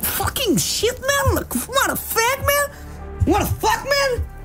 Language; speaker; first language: English; non-native, learner; French